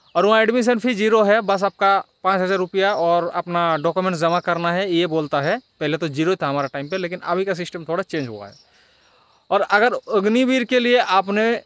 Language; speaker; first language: Hindi; non-native, local second language; Bangla